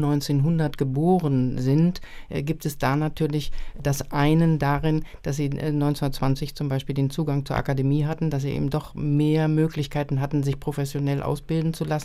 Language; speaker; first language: German; native; German